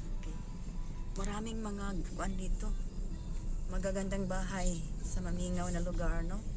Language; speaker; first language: Filipino; non-native, local second language; Cebuano